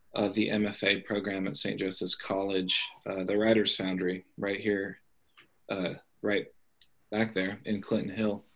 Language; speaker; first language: English; native; English